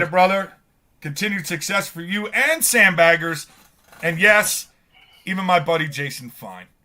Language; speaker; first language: English; native; English